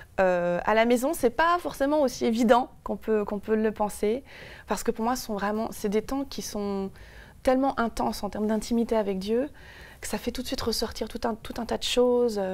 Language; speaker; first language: French; native; French